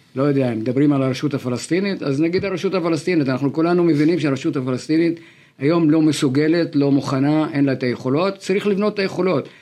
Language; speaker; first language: Hebrew; non-native, local second language; Arabic